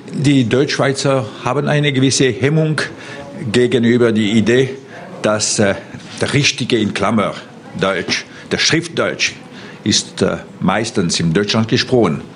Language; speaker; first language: German; non-native, local second language; French